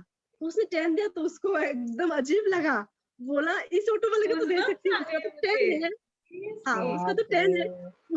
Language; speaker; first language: Hindi; native; Hindi